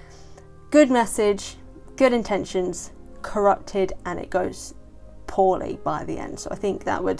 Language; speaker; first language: English; native; English